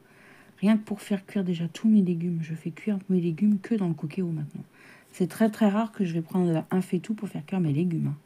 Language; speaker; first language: French; native; French